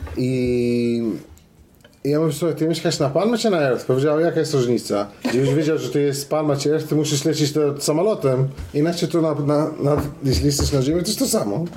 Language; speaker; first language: Polish; non-native, fluent; Arabic